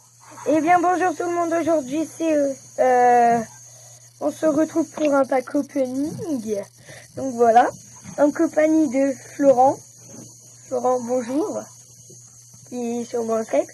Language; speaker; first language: French; native; French